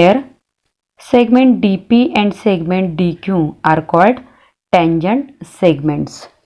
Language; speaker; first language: English; non-native, local second language; Marathi